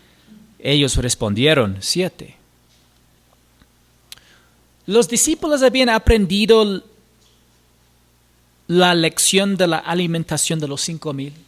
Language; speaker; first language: Spanish; non-native, fluent; English